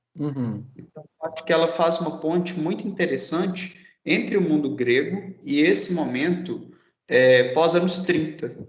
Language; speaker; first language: Portuguese; native; Portuguese